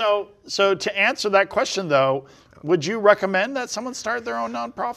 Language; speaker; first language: English; native; English